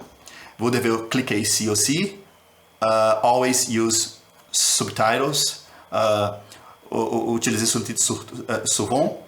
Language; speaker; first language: French; non-native, learner; Portuguese